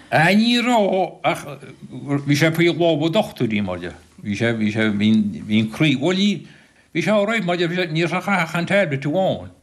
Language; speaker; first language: Irish; native; Irish